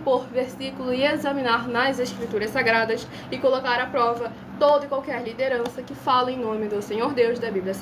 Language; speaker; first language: Portuguese; native; Portuguese